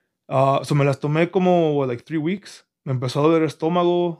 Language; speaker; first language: Spanish; native; Spanish